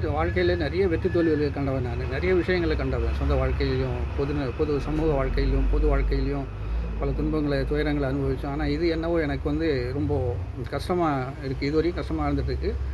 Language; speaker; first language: Tamil; non-native, local second language; Urdu